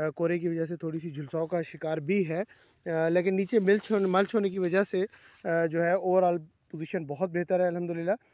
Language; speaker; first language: Urdu; non-native, local second language; Saraiki